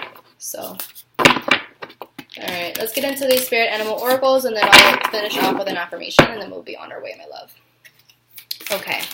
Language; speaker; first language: English; native; English